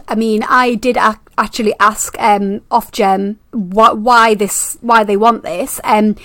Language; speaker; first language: English; native; English